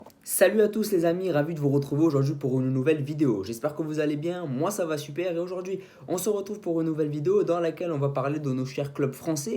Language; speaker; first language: French; native; French